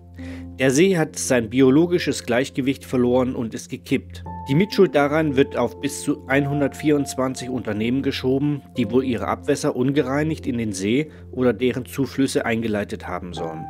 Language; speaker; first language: German; native; German